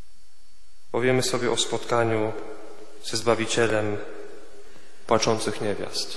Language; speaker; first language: Polish; native; Polish